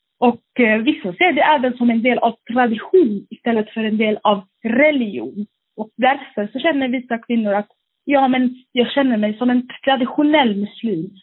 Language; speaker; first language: Swedish; early bilingual, other home language; Arabic